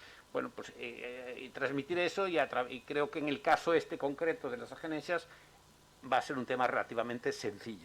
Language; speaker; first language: Spanish; native; Spanish